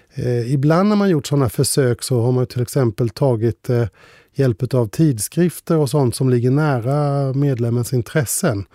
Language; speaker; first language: Swedish; native; Swedish